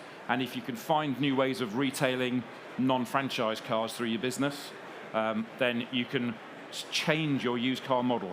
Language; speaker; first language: English; native; English